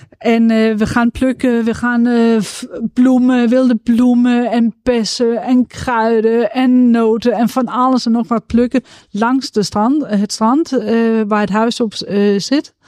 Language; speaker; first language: Dutch; non-native, fluent; Danish